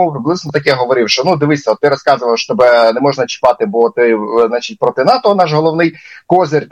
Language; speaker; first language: Ukrainian; native; Ukrainian